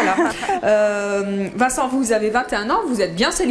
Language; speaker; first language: French; native; French